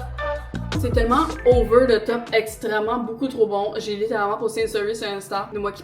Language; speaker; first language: French; native; French